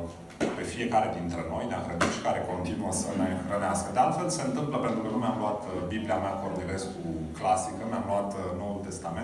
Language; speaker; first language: Romanian; native; Romanian